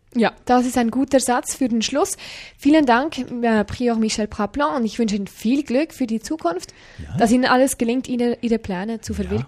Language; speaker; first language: German; native; German